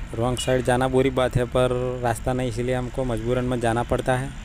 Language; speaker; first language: Hindi; non-native, local second language; Gujarati